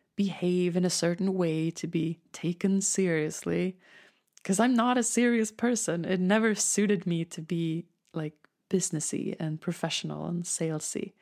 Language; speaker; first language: English; non-native, fluent; Swedish